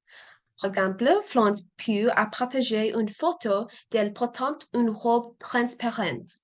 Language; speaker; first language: French; non-native, learner; English